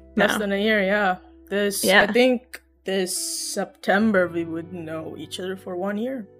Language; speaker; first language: English; early bilingual, other home language; Sinhala